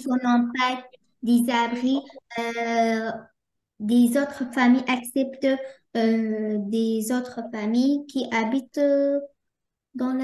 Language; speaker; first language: French; non-native, learner; Arabic